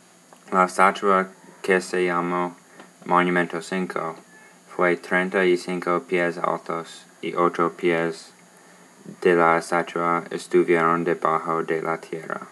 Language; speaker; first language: Spanish; non-native, learner; English